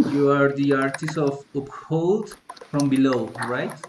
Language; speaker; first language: English; non-native, learner; Spanish